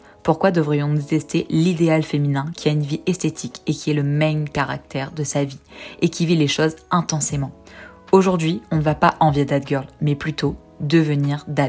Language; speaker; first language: French; native; French